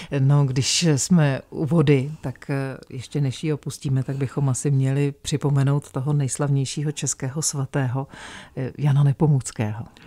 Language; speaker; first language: Czech; native; Czech